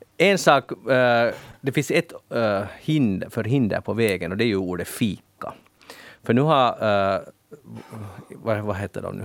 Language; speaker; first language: Swedish; native; Swedish